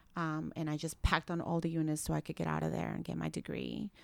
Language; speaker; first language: English; early bilingual, other home language; Spanish